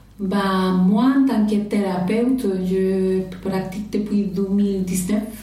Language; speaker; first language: French; non-native, fluent; Spanish